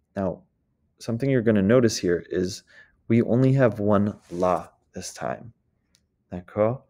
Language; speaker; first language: English; native; English